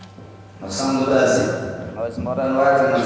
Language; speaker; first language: Portuguese; non-native, local second language; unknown